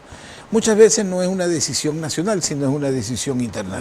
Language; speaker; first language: Spanish; native; Spanish